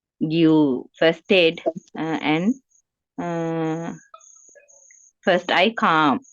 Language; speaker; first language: English; non-native, learner; Sinhala